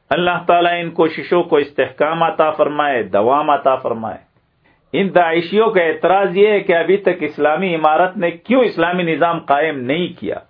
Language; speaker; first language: Urdu; native; Urdu